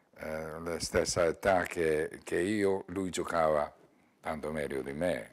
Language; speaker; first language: Italian; non-native, learner; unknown